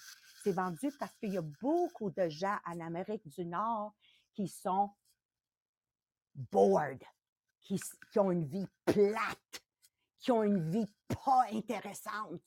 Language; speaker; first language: French; native; French